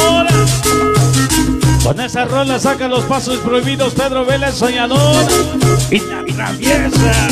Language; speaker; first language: Spanish; native; Spanish